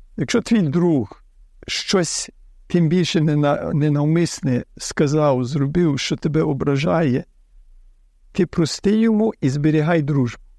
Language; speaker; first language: Ukrainian; early bilingual, heritage; Ukrainian